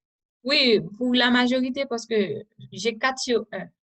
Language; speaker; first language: French; non-native, local second language; Haitian Creole